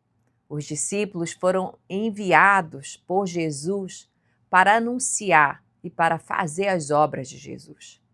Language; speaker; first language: Portuguese; native; Portuguese